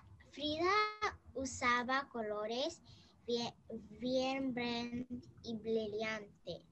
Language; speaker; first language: Spanish; non-native, learner; English